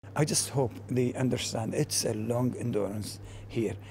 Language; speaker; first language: English; non-native, fluent; Russian